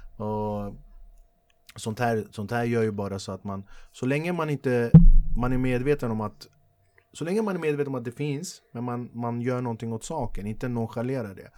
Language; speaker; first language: Swedish; early bilingual, other home language; Kurdish